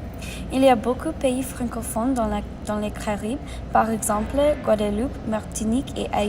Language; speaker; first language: French; non-native, learner; English